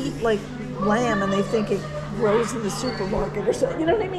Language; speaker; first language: English; native; English